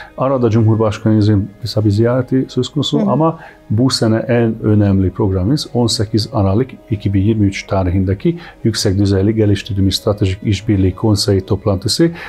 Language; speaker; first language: Turkish; non-native, fluent; Hungarian